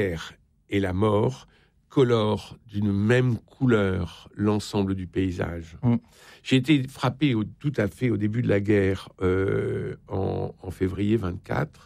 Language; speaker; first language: French; native; French